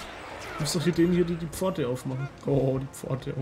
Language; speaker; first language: German; native; German